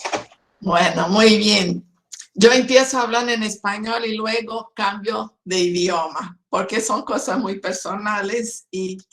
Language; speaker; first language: Spanish; non-native, fluent; Portuguese